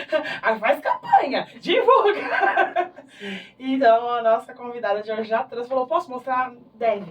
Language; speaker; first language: Portuguese; native; Portuguese